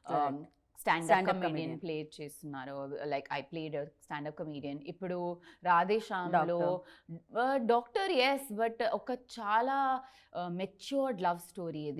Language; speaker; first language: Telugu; non-native, learner; Tulu